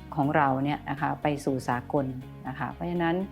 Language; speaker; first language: Thai; native; Thai